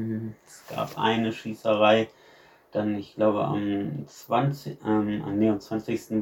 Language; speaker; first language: German; native; German